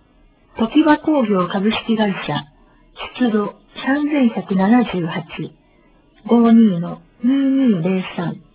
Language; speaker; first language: Japanese; native; Japanese